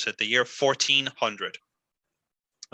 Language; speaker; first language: English; non-native, fluent; Spanish